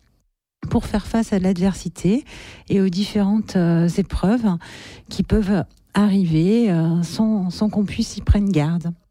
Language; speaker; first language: French; native; French